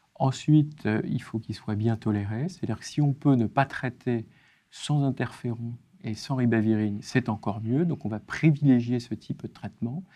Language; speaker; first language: French; native; French